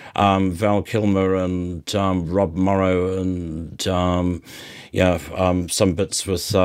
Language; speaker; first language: English; native; English